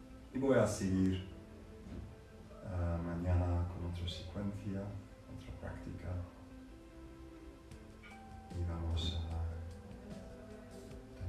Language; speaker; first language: Spanish; non-native, fluent; English